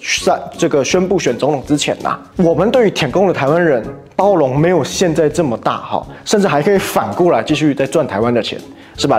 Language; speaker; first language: Chinese; native; Chinese